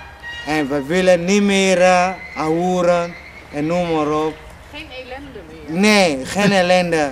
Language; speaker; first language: Dutch; non-native, learner; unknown